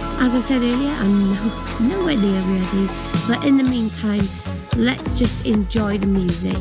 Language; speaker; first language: English; native; English